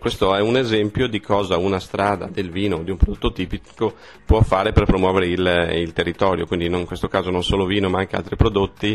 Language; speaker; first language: Italian; native; Italian